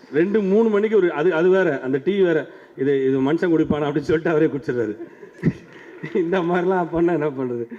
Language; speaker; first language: Tamil; native; Tamil